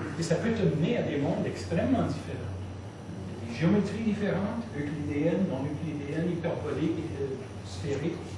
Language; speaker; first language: French; non-native, local second language; English